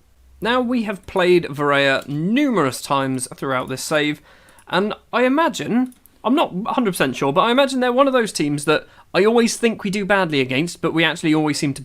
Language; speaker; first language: English; native; English